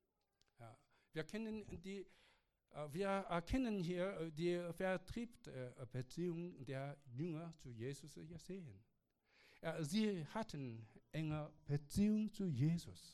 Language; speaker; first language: German; non-native, learner; Korean